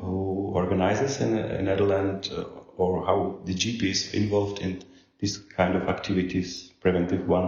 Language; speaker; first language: English; non-native, fluent; Czech